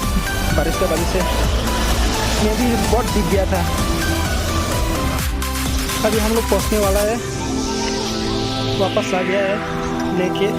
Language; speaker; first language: Hindi; non-native, local second language; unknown